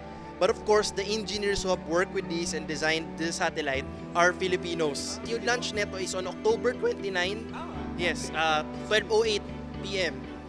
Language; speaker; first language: English; non-native, local second language; Filipino